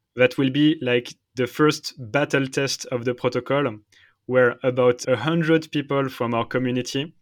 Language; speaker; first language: English; non-native, fluent; French